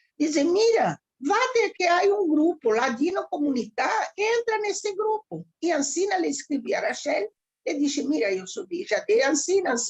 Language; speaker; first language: Spanish; early bilingual, heritage; Ladino